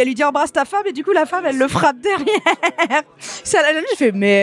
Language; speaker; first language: French; native; French